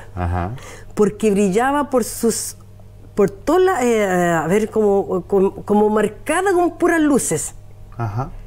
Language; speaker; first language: Spanish; native; Spanish